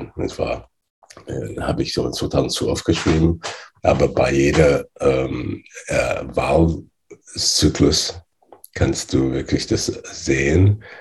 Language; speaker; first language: German; non-native, fluent; English